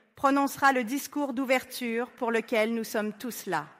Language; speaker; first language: French; non-native, fluent; Spanish